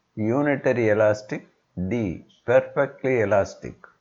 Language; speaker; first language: English; non-native, local second language; Tamil